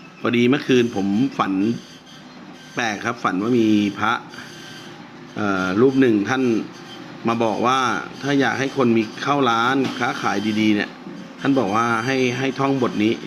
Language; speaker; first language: Thai; native; Thai